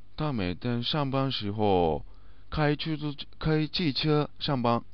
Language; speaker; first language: Chinese; non-native, learner; Japanese